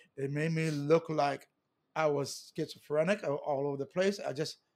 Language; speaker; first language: English; native; English